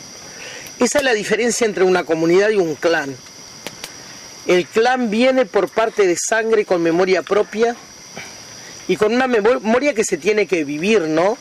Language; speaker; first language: Spanish; native; Spanish